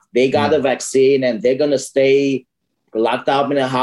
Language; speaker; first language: English; non-native, fluent; Romanian